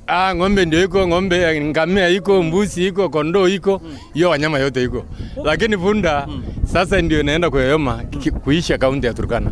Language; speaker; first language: Swahili; non-native, local second language; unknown